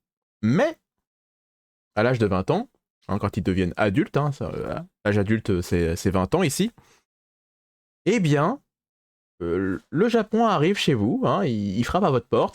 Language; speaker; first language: French; native; French